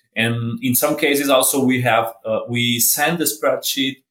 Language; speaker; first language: English; non-native, fluent; Portuguese